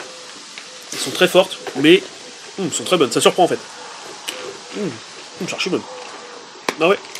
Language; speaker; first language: French; native; French